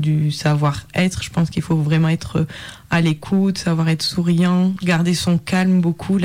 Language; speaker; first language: French; native; French